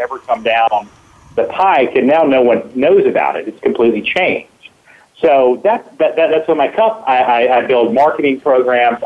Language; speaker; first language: English; native; English